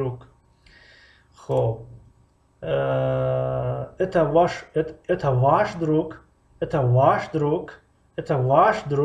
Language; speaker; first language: Russian; non-native, fluent; Tajik